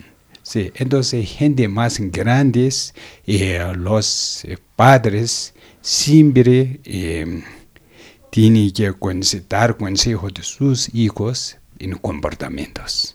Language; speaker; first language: Spanish; non-native, learner; Tibetan